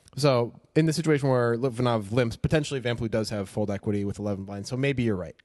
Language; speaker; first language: English; native; English